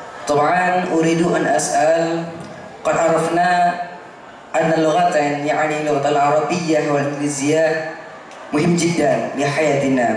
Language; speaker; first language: Arabic; non-native, learner; Indonesian